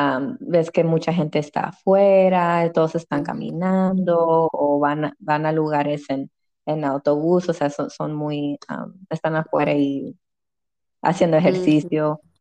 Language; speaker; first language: Spanish; early bilingual, heritage; Spanish